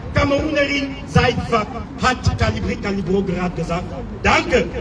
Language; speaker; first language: German; non-native, fluent; French